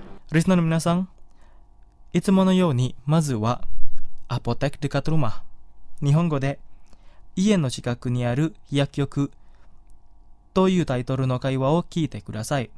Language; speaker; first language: Japanese; non-native, fluent; Indonesian